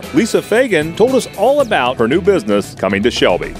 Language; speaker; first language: English; native; English